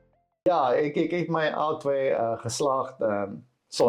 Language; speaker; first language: Dutch; non-native, learner; Afrikaans